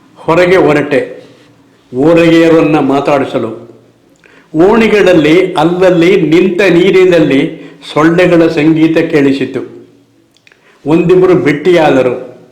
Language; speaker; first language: Kannada; native; Kannada